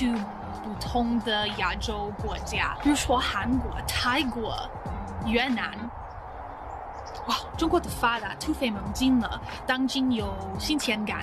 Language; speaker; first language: Chinese; non-native, fluent; English